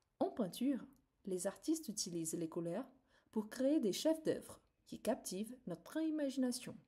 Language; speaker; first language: French; non-native, fluent; Portuguese